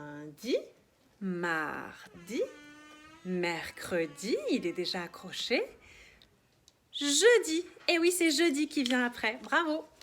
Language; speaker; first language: French; native; French